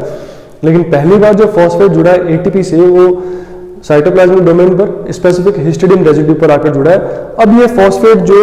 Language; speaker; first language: Hindi; native; Hindi